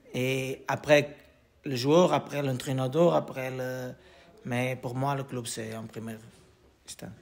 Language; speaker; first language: French; non-native, learner; Portuguese